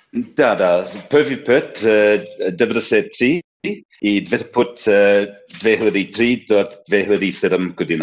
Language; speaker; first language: Bulgarian; non-native, learner; English